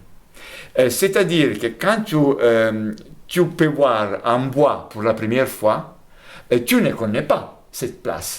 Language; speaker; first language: French; non-native, fluent; Italian